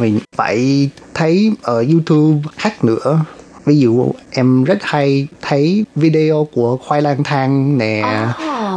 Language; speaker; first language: Vietnamese; non-native, learner; English